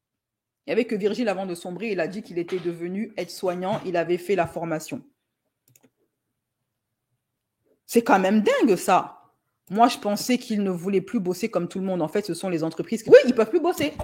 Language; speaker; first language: French; native; French